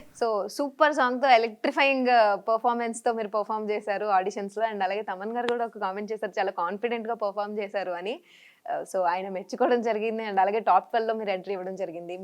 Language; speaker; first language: Telugu; native; Telugu